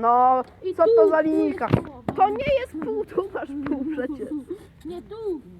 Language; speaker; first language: Polish; native; Polish